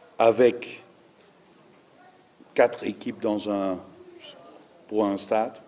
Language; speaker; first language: French; non-native, learner; Dutch